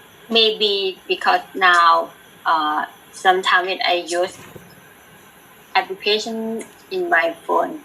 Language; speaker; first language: English; non-native, learner; Thai